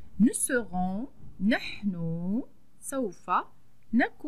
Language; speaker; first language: French; non-native, local second language; Arabic